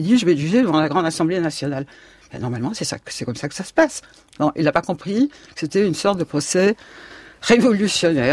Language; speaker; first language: French; native; French